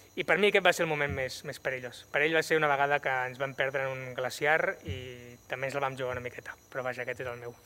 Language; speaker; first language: Catalan; native; Catalan